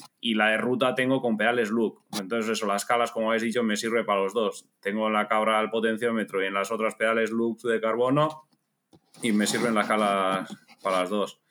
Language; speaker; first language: Spanish; native; Spanish